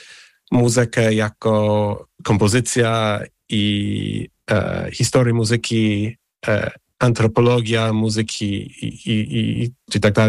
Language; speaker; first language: Polish; non-native, fluent; English